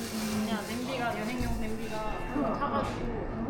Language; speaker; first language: Korean; non-native, fluent; Japanese